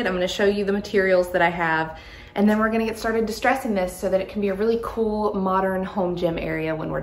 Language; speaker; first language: English; native; English